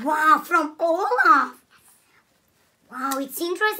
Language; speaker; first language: English; non-native, learner; Russian